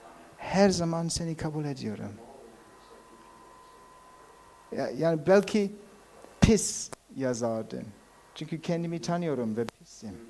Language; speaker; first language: Turkish; non-native, fluent; English